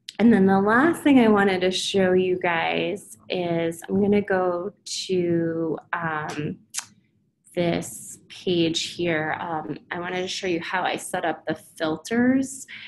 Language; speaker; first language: English; native; English